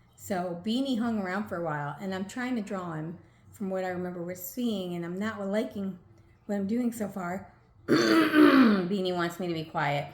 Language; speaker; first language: English; native; English